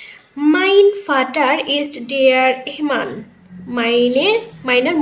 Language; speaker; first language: German; non-native, fluent; Bangla